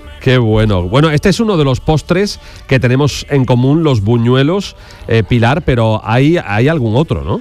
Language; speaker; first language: Spanish; native; Spanish